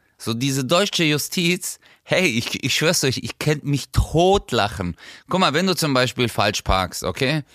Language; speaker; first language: German; early bilingual, other home language; Turkish